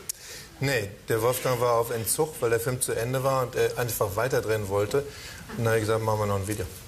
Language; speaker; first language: German; native; German